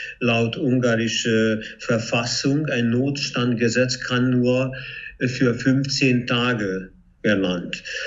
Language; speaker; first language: German; non-native, fluent; Hungarian